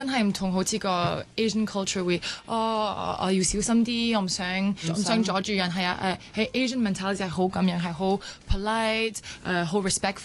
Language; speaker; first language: Cantonese; early bilingual, heritage; Cantonese